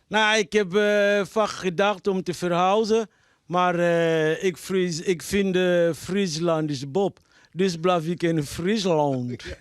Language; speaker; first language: Dutch; non-native, fluent; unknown